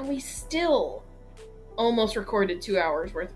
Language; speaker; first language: English; native; English